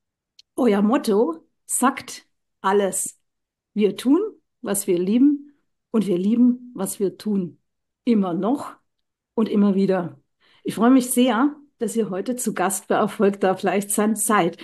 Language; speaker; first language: German; native; German